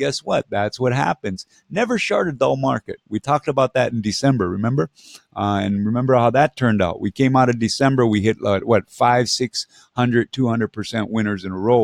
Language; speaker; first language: English; native; English